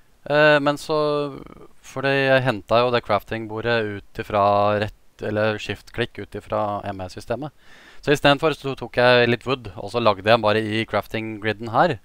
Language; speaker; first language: Norwegian; native; Norwegian